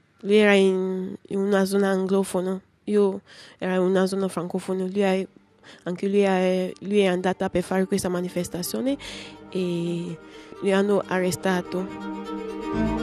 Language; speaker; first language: Italian; non-native, learner; English